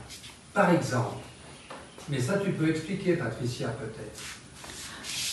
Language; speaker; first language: French; native; French